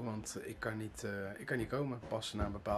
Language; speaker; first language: Dutch; native; Dutch